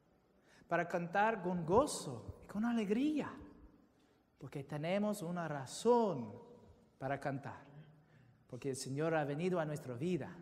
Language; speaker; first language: Spanish; non-native, fluent; English